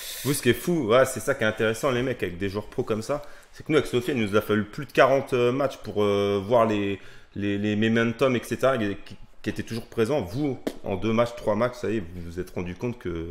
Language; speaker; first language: French; native; French